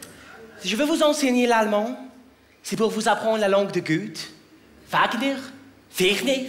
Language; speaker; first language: French; native; French